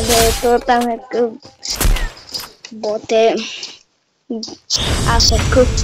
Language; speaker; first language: Bulgarian; native; Bulgarian